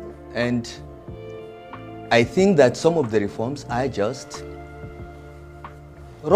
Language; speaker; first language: English; non-native, local second language; Hausa